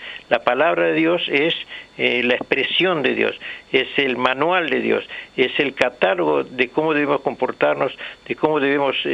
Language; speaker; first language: Spanish; native; Spanish